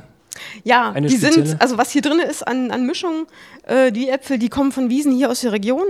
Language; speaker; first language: German; native; German